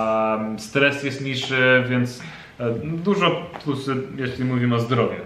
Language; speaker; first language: Polish; non-native, learner; English